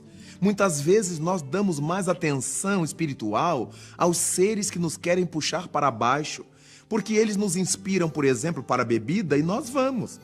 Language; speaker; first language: Portuguese; native; Portuguese